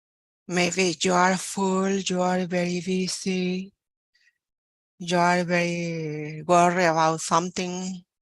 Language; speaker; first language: English; non-native, learner; Spanish